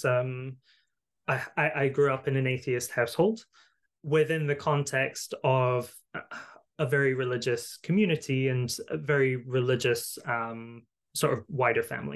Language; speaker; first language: English; native; English